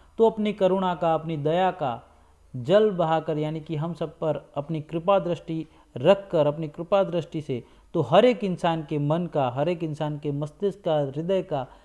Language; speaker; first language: Hindi; non-native, local second language; Gujarati